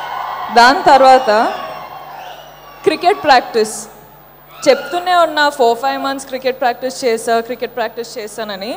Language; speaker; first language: Telugu; non-native, fluent; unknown